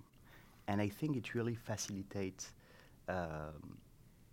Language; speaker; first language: English; non-native, fluent; French